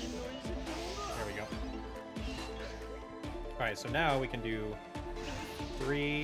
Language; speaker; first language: English; native; English